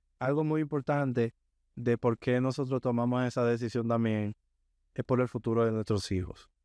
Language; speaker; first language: Spanish; native; Spanish